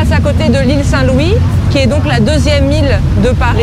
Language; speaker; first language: French; native; French